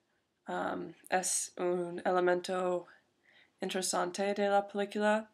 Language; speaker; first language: Spanish; non-native, learner; English